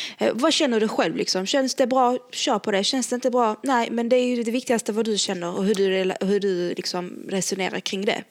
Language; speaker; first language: Swedish; early bilingual, other home language; Arabic